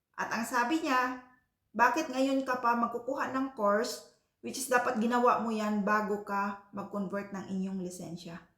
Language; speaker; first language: Filipino; non-native, local second language; Cebuano